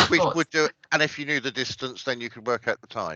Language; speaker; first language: English; native; English